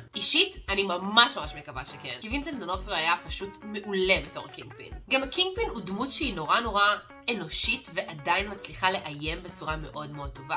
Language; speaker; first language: Hebrew; native; Hebrew